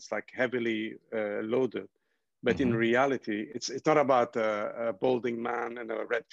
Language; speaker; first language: English; non-native, local second language; Arabic